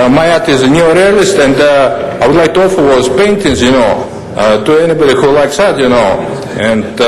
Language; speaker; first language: English; non-native, learner; Russian